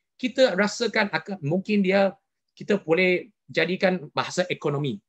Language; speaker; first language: Malay; non-native, local second language; Chinese